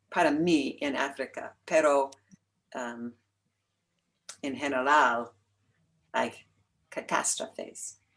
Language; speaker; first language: Spanish; non-native, learner; English